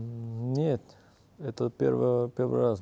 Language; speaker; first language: Russian; non-native, learner; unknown